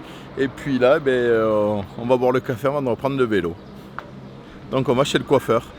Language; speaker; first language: French; native; French